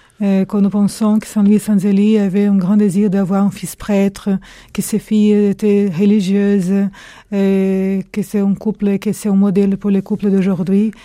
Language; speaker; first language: French; non-native, fluent; Portuguese